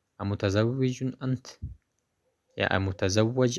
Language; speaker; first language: Arabic; non-native, fluent; Pashto